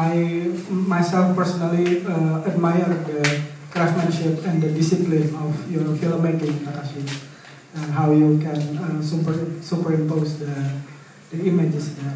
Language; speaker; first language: English; non-native, fluent; Indonesian